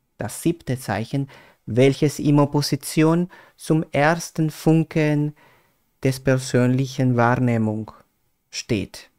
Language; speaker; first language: German; non-native, fluent; Spanish